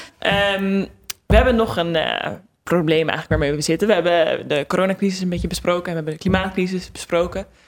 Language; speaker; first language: Dutch; native; Dutch